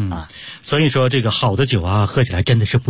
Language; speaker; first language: Chinese; native; Chinese